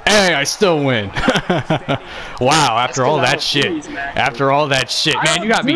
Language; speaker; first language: English; native; English